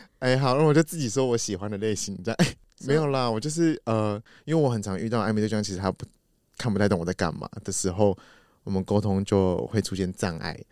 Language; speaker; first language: Chinese; native; Chinese